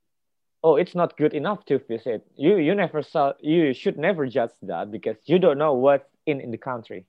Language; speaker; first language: English; non-native, fluent; Indonesian